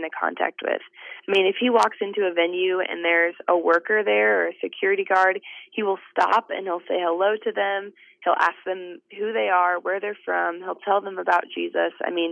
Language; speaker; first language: English; native; English